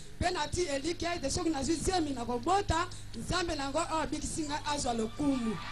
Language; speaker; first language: Lingala; native; Lingala